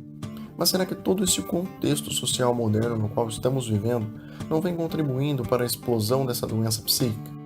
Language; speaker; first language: Portuguese; native; Portuguese